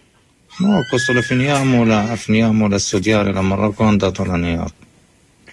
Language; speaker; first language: Italian; non-native, learner; Arabic